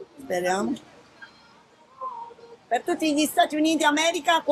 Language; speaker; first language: Italian; native; Italian